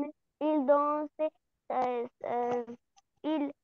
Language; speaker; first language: French; non-native, learner; Arabic